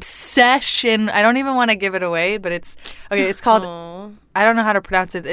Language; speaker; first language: English; non-native, fluent; Spanish